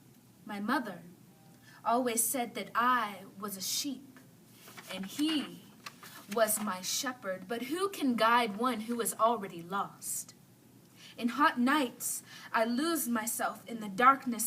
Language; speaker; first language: English; native; English